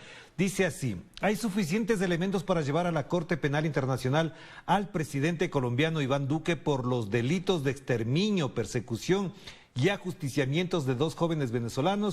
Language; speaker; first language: Spanish; native; Spanish